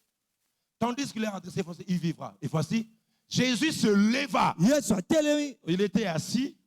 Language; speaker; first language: French; non-native, local second language; Lingala